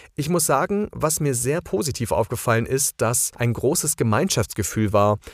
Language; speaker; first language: German; native; German